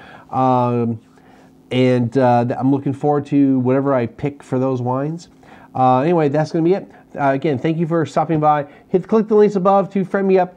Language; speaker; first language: English; native; English